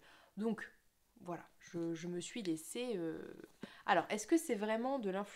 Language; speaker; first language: French; native; French